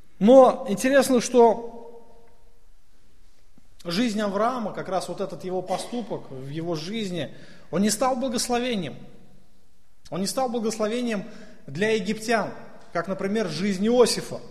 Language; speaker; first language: Russian; native; Russian